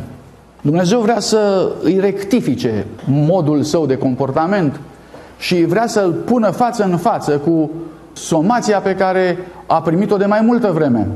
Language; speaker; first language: Romanian; native; Romanian